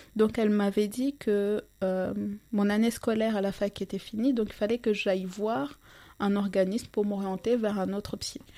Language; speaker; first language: French; non-native, local second language; Ngazidja Comorian